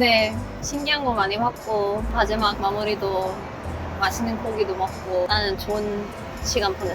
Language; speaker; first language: Korean; non-native, fluent; Swedish